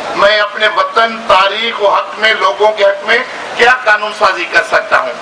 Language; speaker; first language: Urdu; non-native, local second language; Sindhi